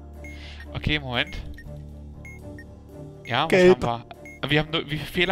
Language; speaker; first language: German; native; German